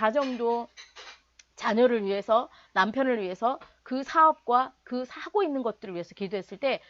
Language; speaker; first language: Korean; native; Korean